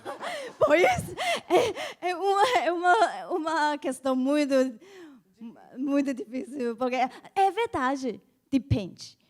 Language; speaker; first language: Portuguese; non-native, learner; Chinese